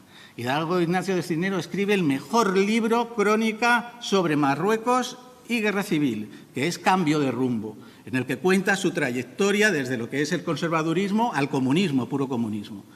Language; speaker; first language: Spanish; native; Spanish